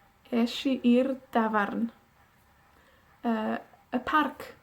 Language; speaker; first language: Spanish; non-native, fluent; Welsh